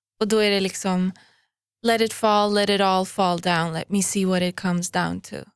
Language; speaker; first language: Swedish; early bilingual, other home language; Persian